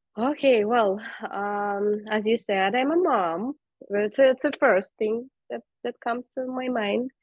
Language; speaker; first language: English; non-native, fluent; Russian